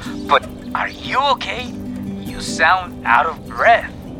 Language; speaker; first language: English; non-native, fluent; Spanish